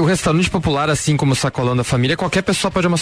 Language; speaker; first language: Portuguese; native; Portuguese